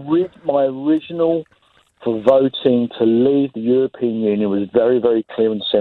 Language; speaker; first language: English; native; English